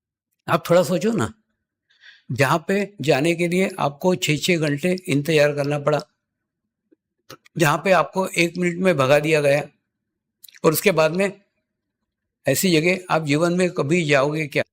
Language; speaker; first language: Hindi; native; Hindi